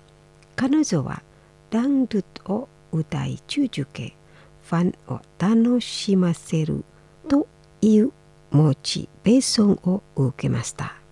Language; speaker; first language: Japanese; non-native, fluent; Indonesian